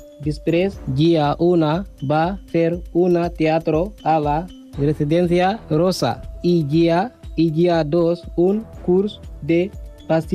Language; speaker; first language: Catalan; non-native, learner; Spanish